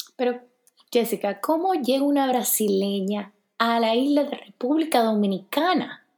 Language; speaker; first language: Spanish; native; Spanish